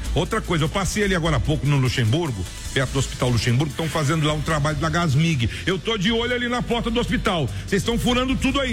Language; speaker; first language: Portuguese; native; Portuguese